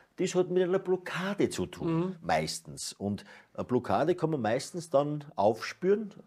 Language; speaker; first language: German; native; German